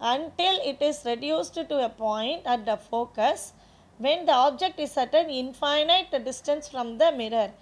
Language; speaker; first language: English; non-native, local second language; Tamil